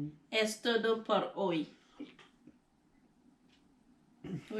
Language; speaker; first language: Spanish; non-native, learner; Haitian Creole